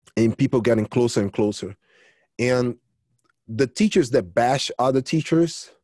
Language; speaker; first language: English; early bilingual, other home language; Portuguese